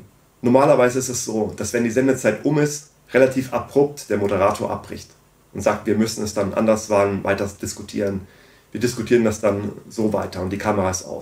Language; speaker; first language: German; native; German